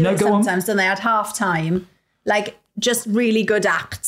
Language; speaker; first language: English; native; English